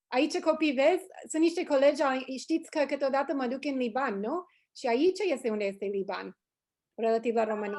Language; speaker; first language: Romanian; non-native, fluent; English